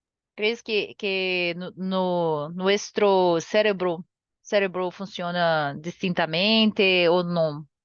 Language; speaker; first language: Spanish; non-native, learner; Portuguese